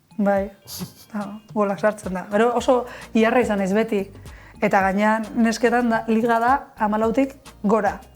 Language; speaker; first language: Basque; native; Basque